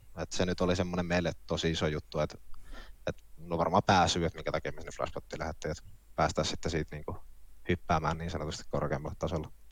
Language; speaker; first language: Finnish; native; Finnish